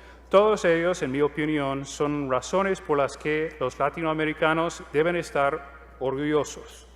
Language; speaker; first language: Spanish; non-native, fluent; English